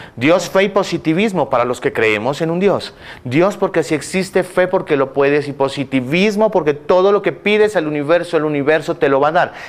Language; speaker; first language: Spanish; native; Spanish